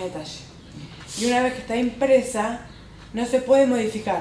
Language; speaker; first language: Spanish; native; Spanish